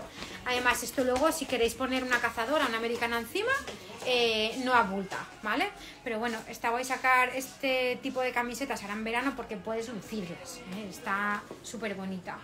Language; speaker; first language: Spanish; native; Spanish